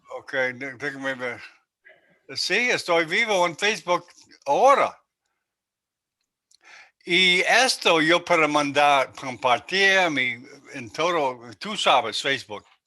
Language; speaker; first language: Spanish; non-native, learner; English